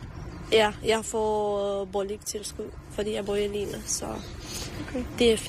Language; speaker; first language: Danish; early bilingual, other home language; Romanian